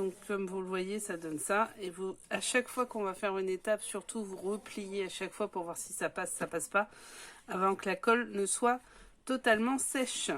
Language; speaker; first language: French; native; French